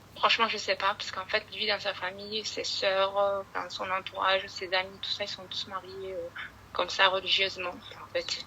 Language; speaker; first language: French; early bilingual, other home language; Arabic